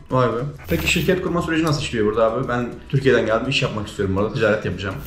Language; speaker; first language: Turkish; native; Turkish